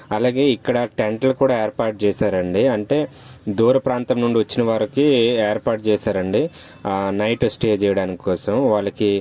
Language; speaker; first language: Telugu; non-native, local second language; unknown